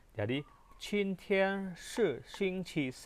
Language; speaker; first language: Chinese; non-native, learner; Indonesian